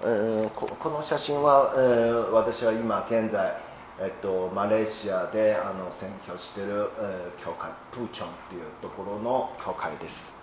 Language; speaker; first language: Japanese; non-native, fluent; Chinese